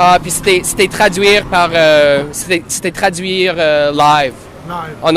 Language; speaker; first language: French; non-native, local second language; English